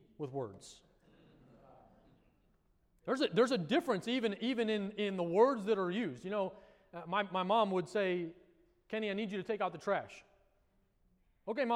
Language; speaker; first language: English; native; English